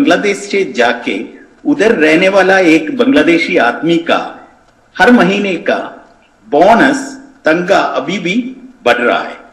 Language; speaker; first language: Hindi; non-native, fluent; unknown